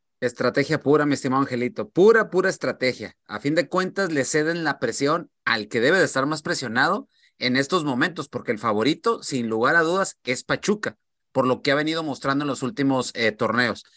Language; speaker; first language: Spanish; native; Spanish